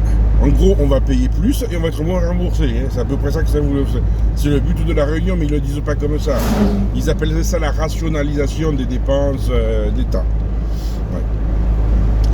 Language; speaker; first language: French; native; French